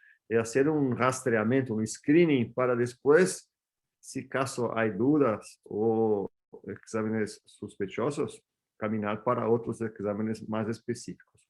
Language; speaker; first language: Spanish; non-native, fluent; Portuguese